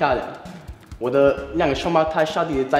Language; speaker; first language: Chinese; non-native, learner; English